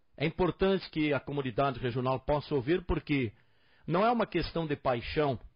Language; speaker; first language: Portuguese; native; Portuguese